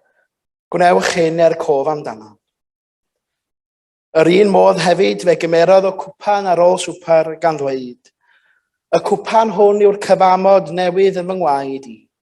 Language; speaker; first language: Welsh; native; Welsh